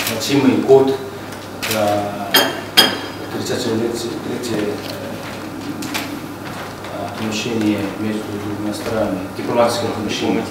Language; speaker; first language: Russian; non-native, learner; Korean